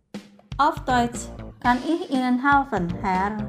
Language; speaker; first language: German; non-native, fluent; Indonesian